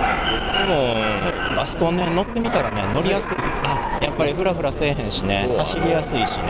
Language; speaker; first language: Japanese; native; Japanese